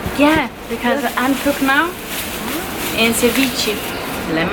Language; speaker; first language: English; non-native, learner; Portuguese